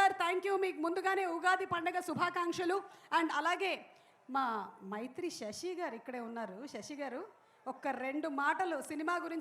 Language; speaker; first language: Telugu; native; Telugu